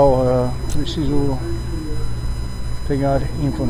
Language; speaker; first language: Portuguese; non-native, learner; English